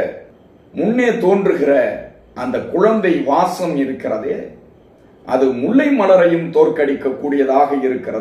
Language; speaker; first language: Tamil; native; Tamil